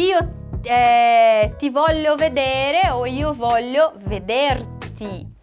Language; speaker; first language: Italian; non-native, fluent; Portuguese